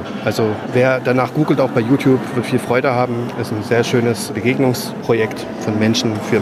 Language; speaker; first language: German; native; German